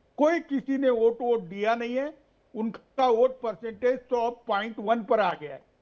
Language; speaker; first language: Hindi; non-native, local second language; Marathi